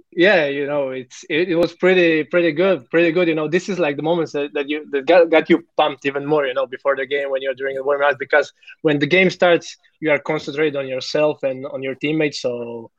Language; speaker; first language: English; non-native, fluent; Croatian